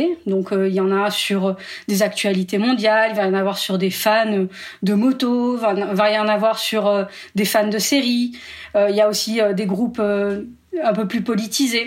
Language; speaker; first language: French; native; French